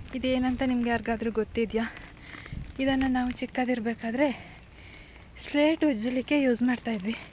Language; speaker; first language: Kannada; non-native, local second language; Tulu